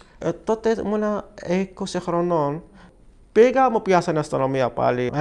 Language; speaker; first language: Greek; non-native, learner; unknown